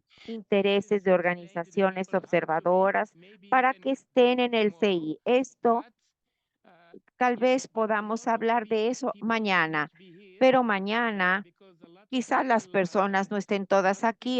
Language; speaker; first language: Spanish; non-native, fluent; Portuguese